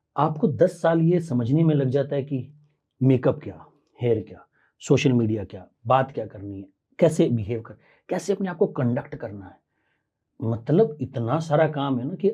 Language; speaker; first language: Hindi; native; Hindi